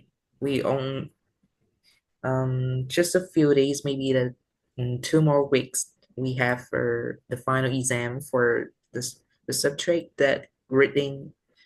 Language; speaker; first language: English; non-native, learner; Vietnamese